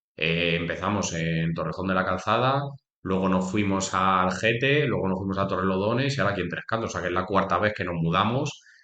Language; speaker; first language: Spanish; native; Spanish